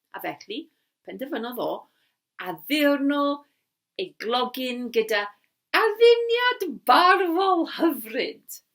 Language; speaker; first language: Welsh; non-native, local second language; English